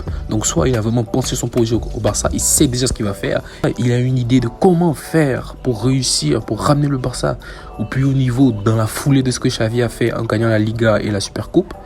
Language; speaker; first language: French; native; French